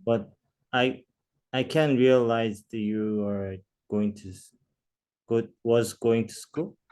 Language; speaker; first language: English; non-native, learner; Korean